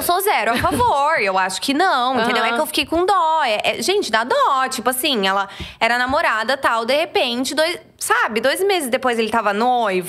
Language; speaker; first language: Portuguese; native; Portuguese